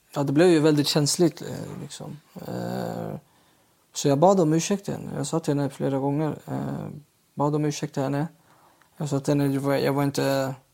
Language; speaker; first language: Swedish; early bilingual, other home language; Uyghur